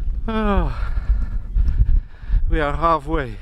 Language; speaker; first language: English; non-native, fluent; Polish